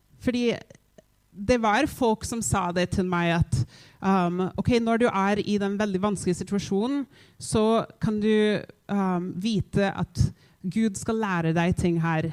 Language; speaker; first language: Norwegian; non-native, fluent; English